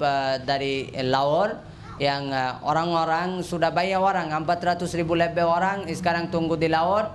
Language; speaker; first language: Indonesian; non-native, learner; Rohingya